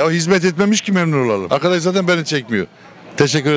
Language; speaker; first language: Turkish; native; Turkish